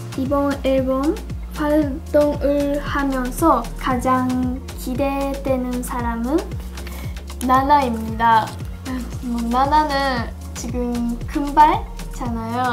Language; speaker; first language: Korean; non-native, fluent; Japanese